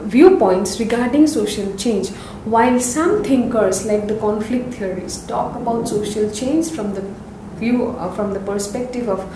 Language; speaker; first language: English; non-native, local second language; Assamese